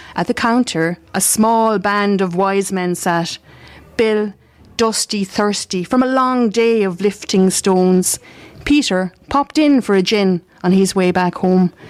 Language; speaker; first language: English; native; English